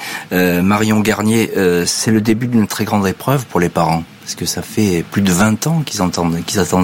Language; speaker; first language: French; native; French